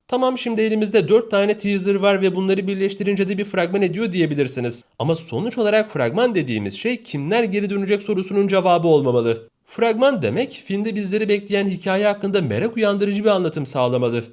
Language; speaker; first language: Turkish; native; Turkish